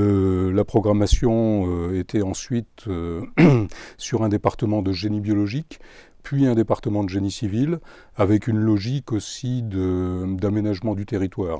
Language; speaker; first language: French; native; French